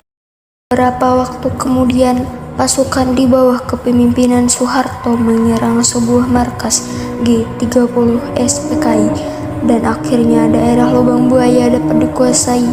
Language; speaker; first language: Indonesian; native; Indonesian